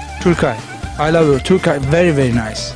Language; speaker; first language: English; non-native, learner; Turkish